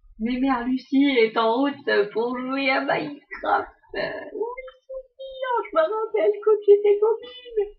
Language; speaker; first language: French; native; French